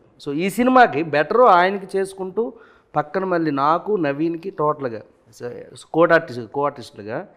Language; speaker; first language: Telugu; native; Telugu